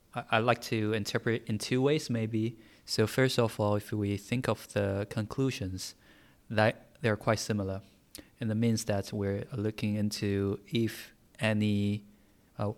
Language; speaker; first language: English; non-native, fluent; Chinese